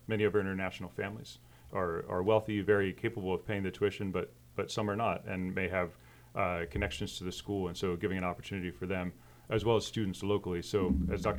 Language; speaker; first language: English; native; English